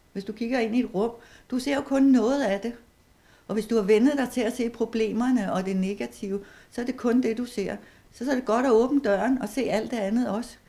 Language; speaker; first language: Danish; native; Danish